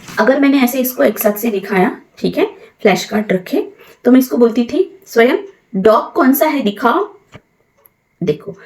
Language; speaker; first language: Hindi; non-native, local second language; Marathi